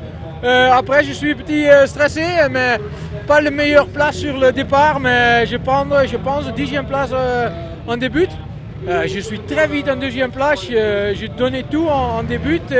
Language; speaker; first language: French; non-native, learner; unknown